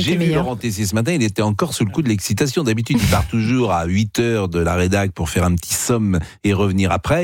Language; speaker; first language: French; native; French